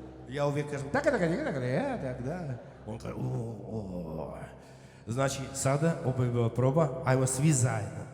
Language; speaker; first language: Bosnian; non-native, learner; Russian